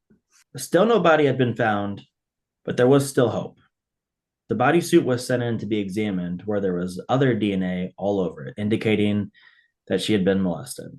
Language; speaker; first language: English; native; English